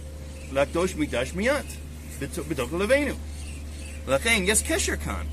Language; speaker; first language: Hebrew; non-native, learner; English